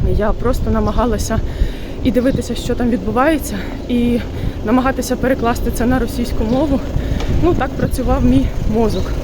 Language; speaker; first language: Ukrainian; non-native, local second language; Russian